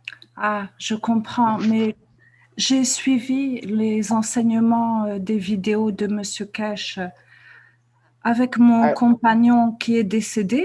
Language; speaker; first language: French; non-native, local second language; Kabyle